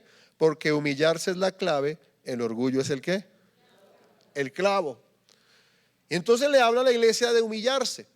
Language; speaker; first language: Spanish; native; Spanish